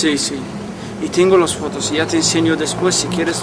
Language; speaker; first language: Spanish; non-native, fluent; Arabic